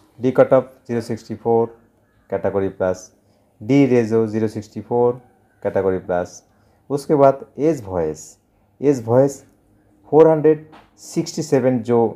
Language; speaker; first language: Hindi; non-native, local second language; Bangla